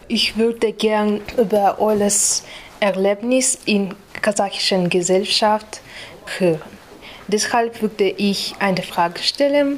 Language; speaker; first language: German; non-native, learner; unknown